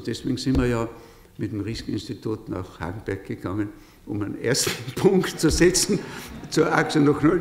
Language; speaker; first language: German; native; German